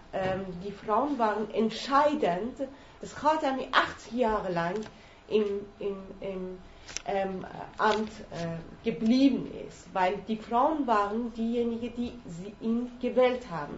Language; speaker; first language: German; non-native, learner; Persian